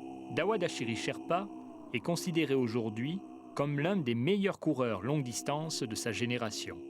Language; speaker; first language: French; native; French